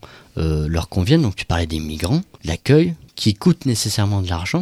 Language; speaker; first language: French; native; French